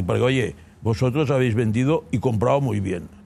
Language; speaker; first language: Spanish; non-native, local second language; Catalan